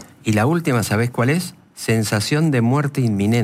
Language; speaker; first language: Spanish; native; Spanish